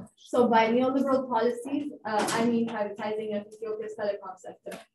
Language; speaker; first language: English; non-native, fluent; Amharic